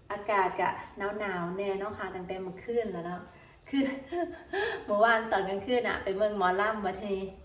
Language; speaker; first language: Thai; native; Thai